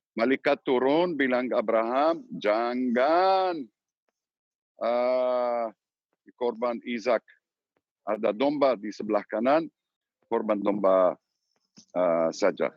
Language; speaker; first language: Indonesian; non-native, learner; Hebrew